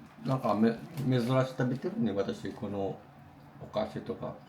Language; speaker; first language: Japanese; non-native, learner; Filipino